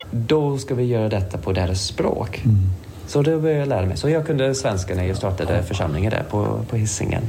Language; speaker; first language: Swedish; non-native, fluent; English